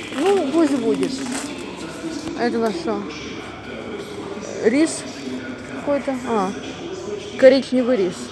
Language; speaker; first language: Russian; non-native, local second language; Ukrainian